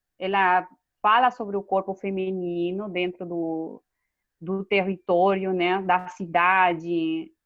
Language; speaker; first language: Portuguese; non-native, fluent; Spanish